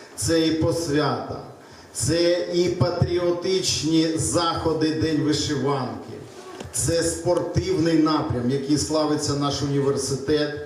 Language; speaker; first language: Ukrainian; native; Ukrainian